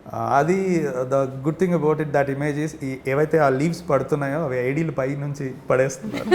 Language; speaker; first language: Telugu; native; Telugu